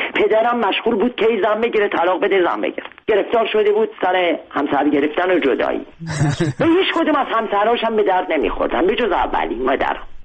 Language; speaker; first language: Persian; non-native, local second language; Armenian